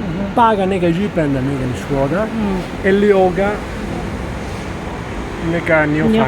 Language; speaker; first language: Chinese; non-native, fluent; Italian